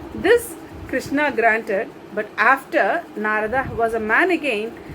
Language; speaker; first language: English; non-native, local second language; Tamil